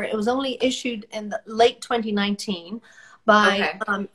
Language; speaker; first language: English; native; English